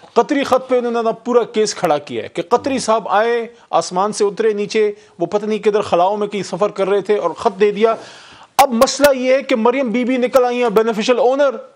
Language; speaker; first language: Urdu; native; Urdu